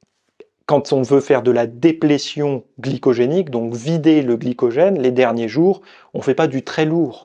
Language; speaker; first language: French; native; French